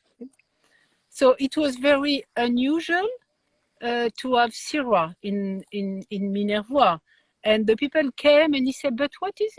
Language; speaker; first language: English; non-native, learner; French